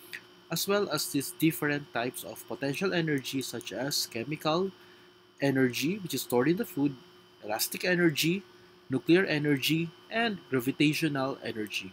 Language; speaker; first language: English; non-native, local second language; Filipino